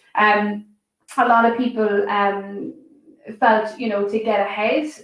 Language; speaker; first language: English; native; English